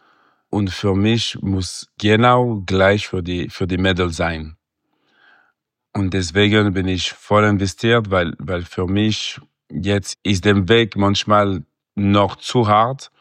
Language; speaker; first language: German; non-native, local second language; French